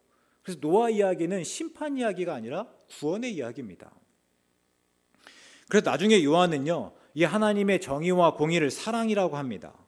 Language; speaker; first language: Korean; native; Korean